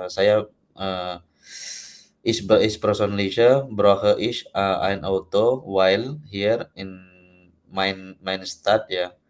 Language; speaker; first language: German; non-native, learner; Indonesian